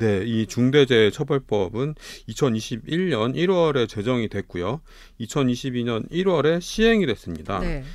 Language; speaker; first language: Korean; native; Korean